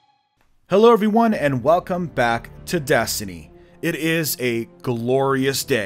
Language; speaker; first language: English; native; English